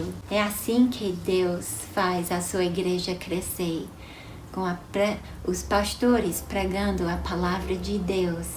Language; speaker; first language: Portuguese; non-native, fluent; English